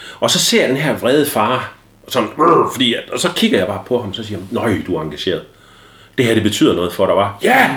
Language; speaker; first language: Danish; native; Danish